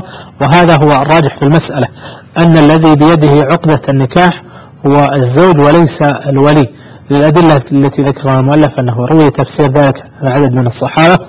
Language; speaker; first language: Arabic; native; Arabic